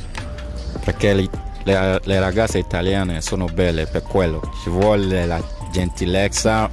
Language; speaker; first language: Italian; non-native, fluent; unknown